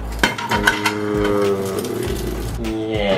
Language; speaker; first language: Korean; non-native, learner; Japanese